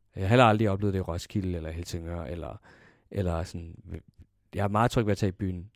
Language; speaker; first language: Danish; early bilingual, other home language; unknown